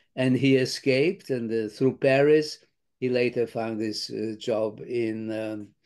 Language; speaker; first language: English; non-native, fluent; Lithuanian